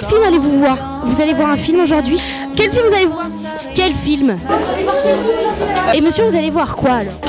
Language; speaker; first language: French; native; French